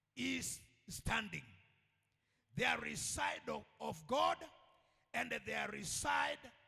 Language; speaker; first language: English; non-native, local second language; Swahili